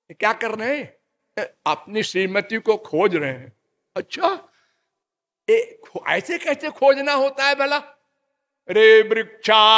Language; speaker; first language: Hindi; native; Hindi